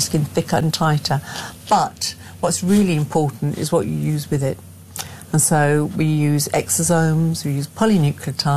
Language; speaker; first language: English; native; English